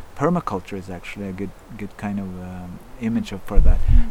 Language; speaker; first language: English; non-native, fluent; Norwegian